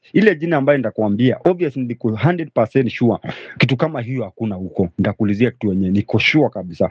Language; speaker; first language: Swahili; native; Swahili